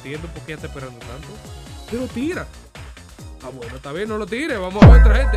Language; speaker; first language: Spanish; native; Spanish